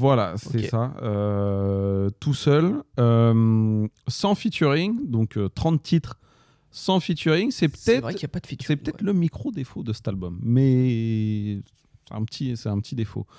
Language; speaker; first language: French; native; French